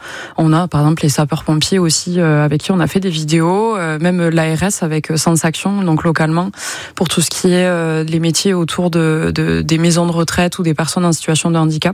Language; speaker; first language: French; native; French